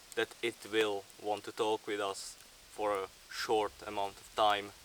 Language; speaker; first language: English; non-native, fluent; Slovak